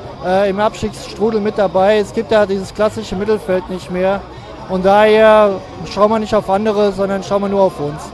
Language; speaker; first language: German; native; German